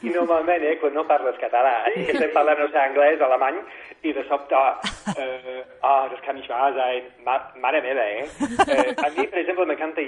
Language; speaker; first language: Catalan; non-native, fluent; English